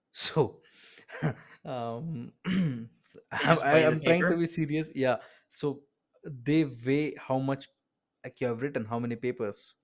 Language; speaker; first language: English; non-native, local second language; Kannada